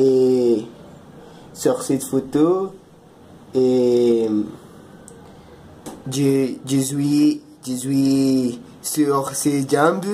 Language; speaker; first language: French; non-native, learner; Spanish